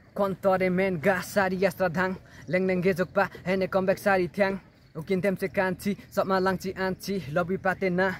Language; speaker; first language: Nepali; non-native, local second language; Limbu